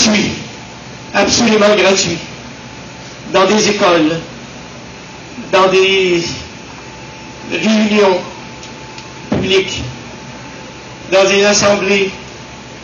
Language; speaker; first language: French; native; French